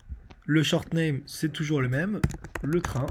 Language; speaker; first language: French; native; French